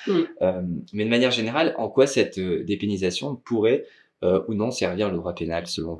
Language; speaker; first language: French; native; French